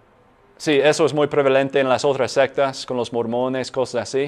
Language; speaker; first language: Spanish; non-native, fluent; English